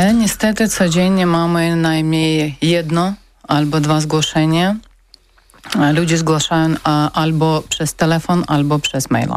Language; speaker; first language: Polish; non-native, learner; Ukrainian